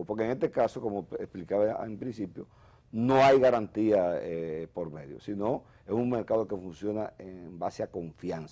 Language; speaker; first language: Spanish; native; Spanish